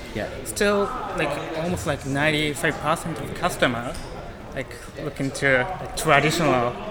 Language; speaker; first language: English; non-native, learner; Japanese